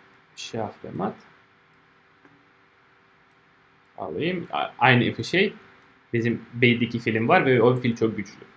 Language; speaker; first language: Turkish; non-native, fluent; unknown